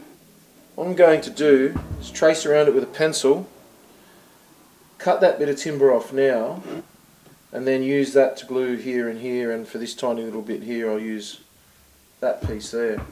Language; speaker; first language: English; native; English